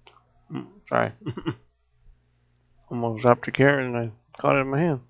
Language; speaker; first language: English; native; English